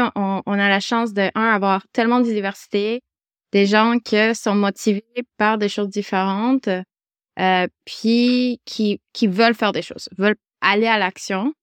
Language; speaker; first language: French; non-native, fluent; Spanish